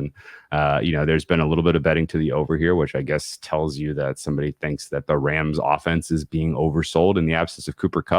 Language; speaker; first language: English; native; English